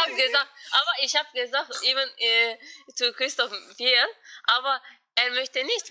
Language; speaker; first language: German; non-native, learner; Turkish